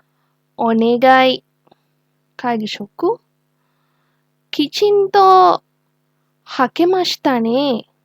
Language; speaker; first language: Japanese; non-native, learner; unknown